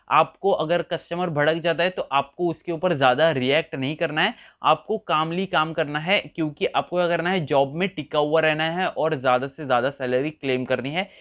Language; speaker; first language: Hindi; native; Hindi